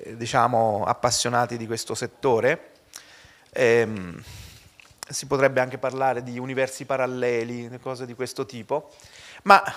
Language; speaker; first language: Italian; native; Italian